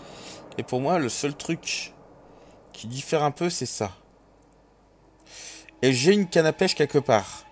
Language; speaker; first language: French; native; French